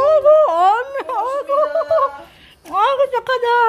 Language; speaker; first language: Korean; non-native, local second language; Filipino